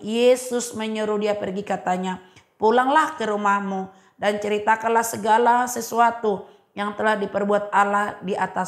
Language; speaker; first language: Indonesian; native; Indonesian